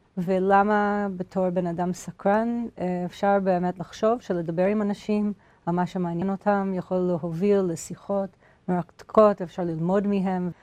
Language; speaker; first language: Hebrew; non-native, fluent; English